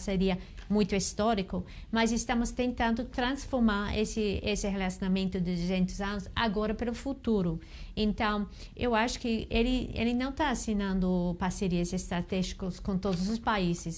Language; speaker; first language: Portuguese; non-native, fluent; English